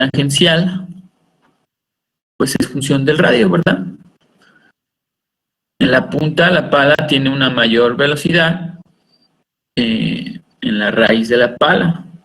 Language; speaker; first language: Spanish; native; Spanish